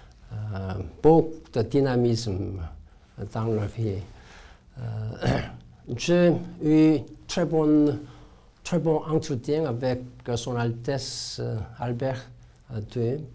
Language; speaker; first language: French; non-native, learner; Korean